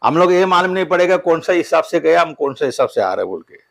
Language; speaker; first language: Hindi; non-native, local second language; Tamil